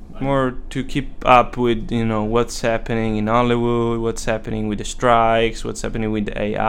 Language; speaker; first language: English; non-native, fluent; Italian